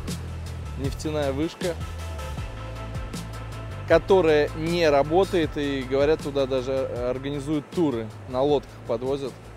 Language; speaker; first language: Russian; native; Russian